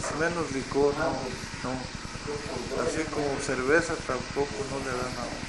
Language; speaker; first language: Spanish; native; Spanish